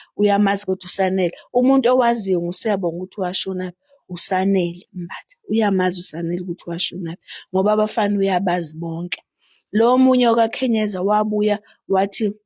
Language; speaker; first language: Zulu; native; Zulu